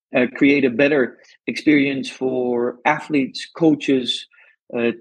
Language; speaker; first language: English; non-native, fluent; Dutch